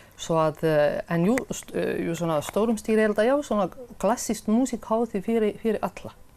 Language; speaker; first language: Icelandic; non-native, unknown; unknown